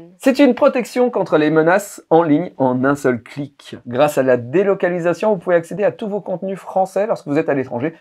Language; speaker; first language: French; native; French